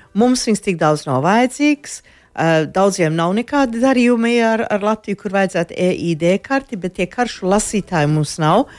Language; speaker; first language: Latvian; early bilingual, heritage; Latvian